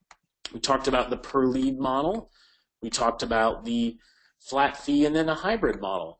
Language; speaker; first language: English; native; English